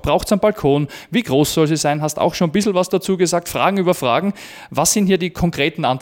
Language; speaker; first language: German; native; German